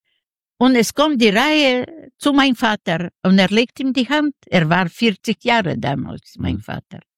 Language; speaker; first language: German; non-native, learner; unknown